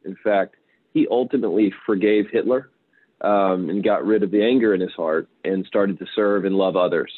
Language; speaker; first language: English; native; English